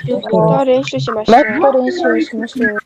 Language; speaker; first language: Japanese; non-native, learner; Mongolian